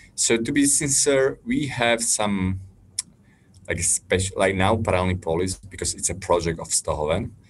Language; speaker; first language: English; non-native, fluent; Slovak